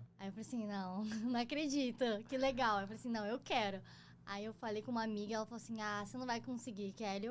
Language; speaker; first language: Portuguese; native; Portuguese